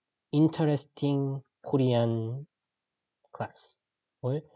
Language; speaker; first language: English; non-native, fluent; Korean